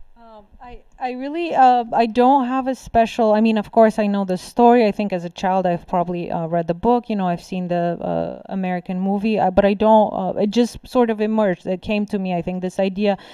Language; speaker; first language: English; non-native, fluent; Bulgarian